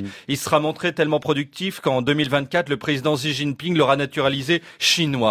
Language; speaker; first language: French; native; French